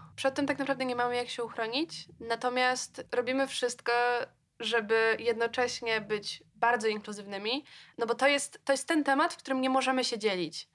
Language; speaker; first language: Polish; native; Polish